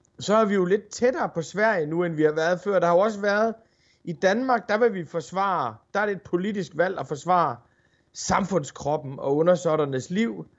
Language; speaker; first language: Danish; native; Danish